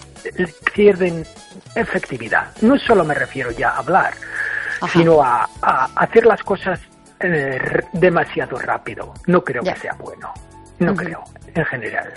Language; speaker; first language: Spanish; non-native, fluent; English